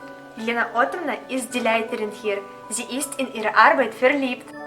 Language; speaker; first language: German; non-native, fluent; Russian